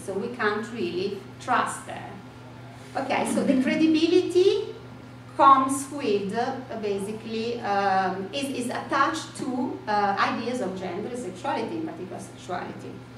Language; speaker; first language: English; non-native, fluent; Italian